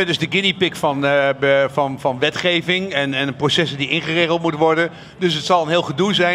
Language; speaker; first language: Dutch; native; Dutch